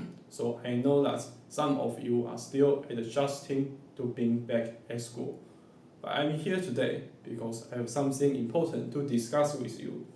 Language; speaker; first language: English; non-native, learner; Chinese